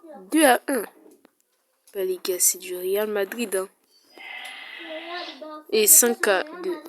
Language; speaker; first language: French; native; French